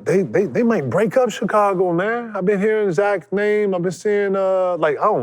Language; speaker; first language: English; native; English